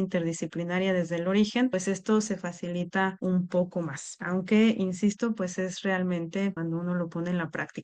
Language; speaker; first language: Spanish; native; Spanish